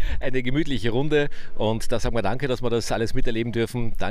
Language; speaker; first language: German; native; German